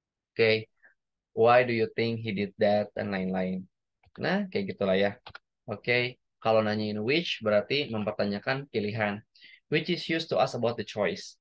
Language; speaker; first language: English; non-native, fluent; Indonesian